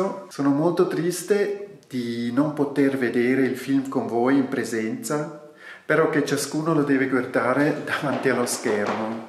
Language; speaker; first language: Italian; non-native, fluent; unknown